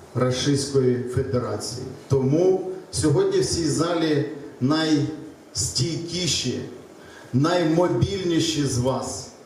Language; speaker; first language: Ukrainian; native; Ukrainian